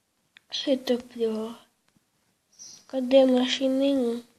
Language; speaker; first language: Portuguese; native; Portuguese